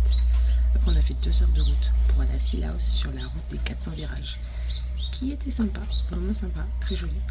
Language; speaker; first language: French; native; French